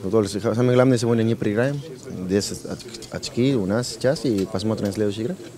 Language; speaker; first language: Russian; non-native, fluent; Spanish